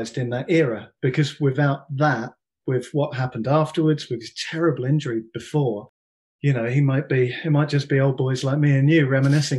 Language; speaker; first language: English; native; English